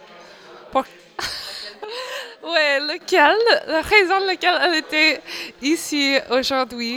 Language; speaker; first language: French; non-native, fluent; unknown